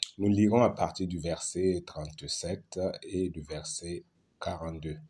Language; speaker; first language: French; non-native, local second language; Lingala